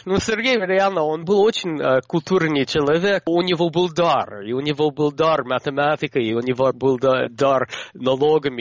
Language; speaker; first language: Russian; non-native, fluent; English